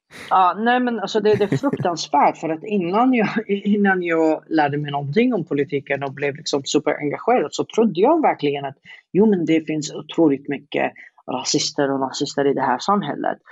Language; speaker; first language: Swedish; non-native, fluent; Arabic